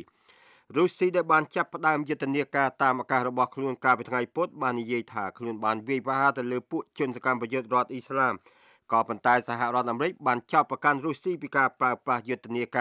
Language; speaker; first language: Khmer; native; Khmer